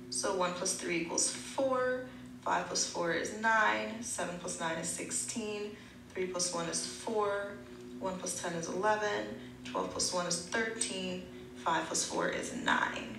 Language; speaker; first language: English; native; English